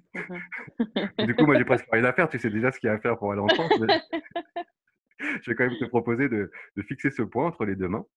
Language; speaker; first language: French; native; French